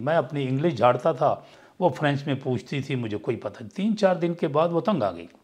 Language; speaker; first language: Urdu; non-native, local second language; Punjabi